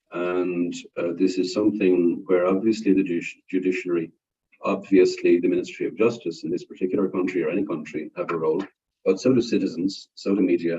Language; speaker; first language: English; non-native, fluent; Irish